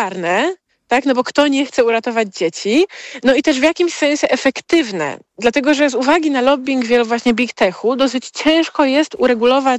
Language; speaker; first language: Polish; native; Polish